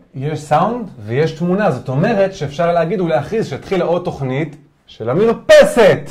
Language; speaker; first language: Hebrew; native; Hebrew